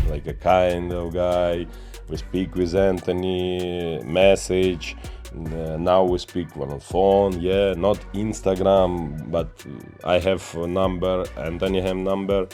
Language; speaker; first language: English; non-native, learner; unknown